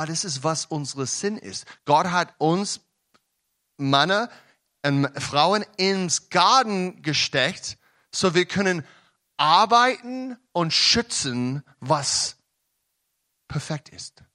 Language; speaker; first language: German; non-native, learner; English